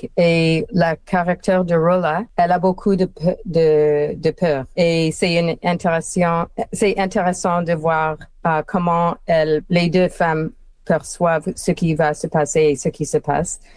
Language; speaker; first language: French; non-native, fluent; English